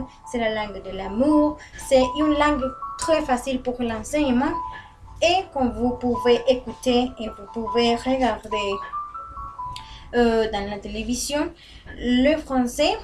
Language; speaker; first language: French; non-native, learner; Spanish